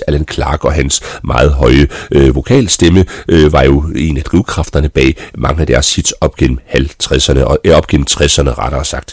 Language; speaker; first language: Danish; native; Danish